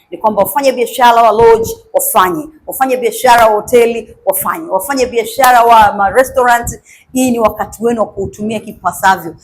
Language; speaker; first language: Swahili; native; Swahili